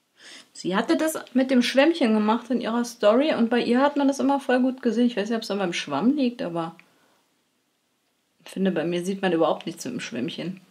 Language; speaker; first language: German; native; German